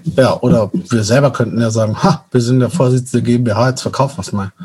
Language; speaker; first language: German; native; German